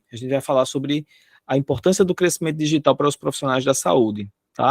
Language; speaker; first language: Portuguese; native; Portuguese